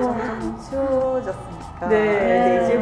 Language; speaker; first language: Korean; non-native, fluent; Japanese